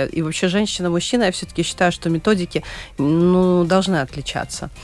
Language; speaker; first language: Russian; native; Russian